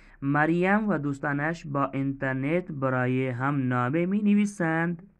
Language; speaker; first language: Persian; non-native, fluent; Urdu